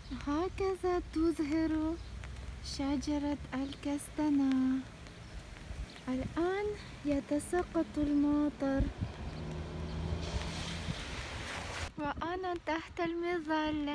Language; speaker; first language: Arabic; non-native, fluent; Ukrainian